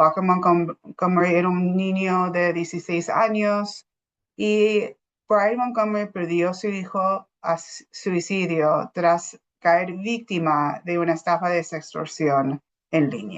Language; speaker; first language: Spanish; non-native, fluent; English